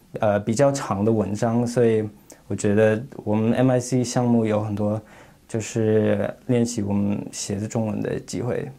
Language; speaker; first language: Chinese; non-native, fluent; English